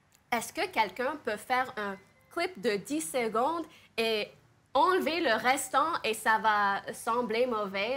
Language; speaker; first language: French; early bilingual, heritage; French